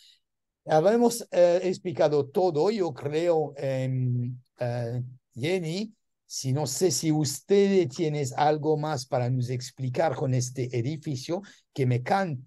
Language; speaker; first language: Spanish; non-native, learner; French